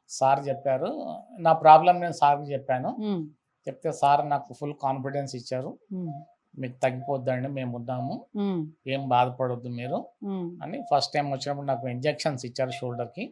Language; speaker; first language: Telugu; native; Telugu